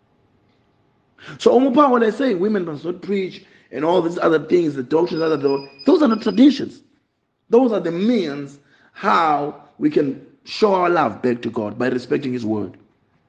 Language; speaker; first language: English; non-native, local second language; Zulu